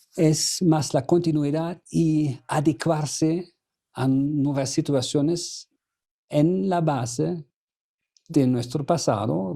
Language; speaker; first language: Spanish; non-native, fluent; German